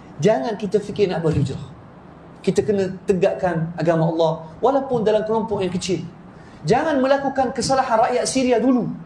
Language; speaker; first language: Malay; non-native, fluent; Arabic